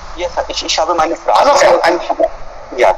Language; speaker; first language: German; non-native, fluent; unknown